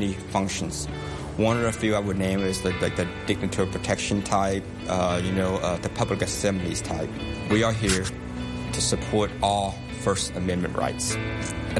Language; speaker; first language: English; non-native, local second language; Cantonese